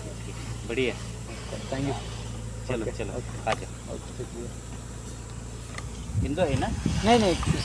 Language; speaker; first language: Hindi; non-native, local second language; Malayalam